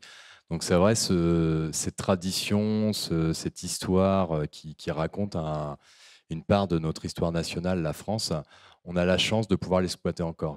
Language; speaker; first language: French; native; French